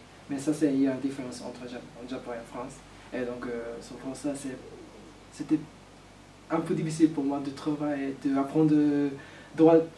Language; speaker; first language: French; non-native, learner; Japanese